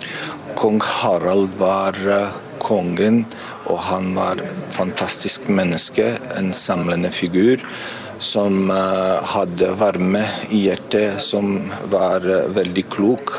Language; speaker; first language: Norwegian; non-native, fluent; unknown